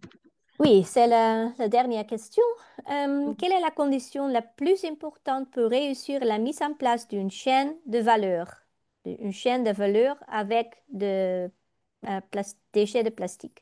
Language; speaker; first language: French; non-native, learner; Dutch